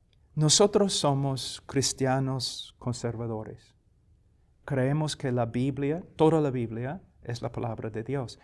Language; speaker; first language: Spanish; non-native, fluent; English